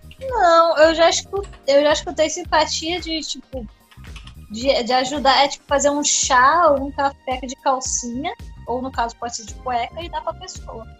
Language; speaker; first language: Portuguese; native; Portuguese